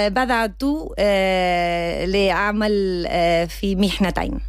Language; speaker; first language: Arabic; non-native, learner; Spanish